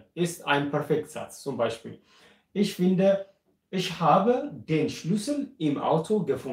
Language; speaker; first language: German; non-native, fluent; Amharic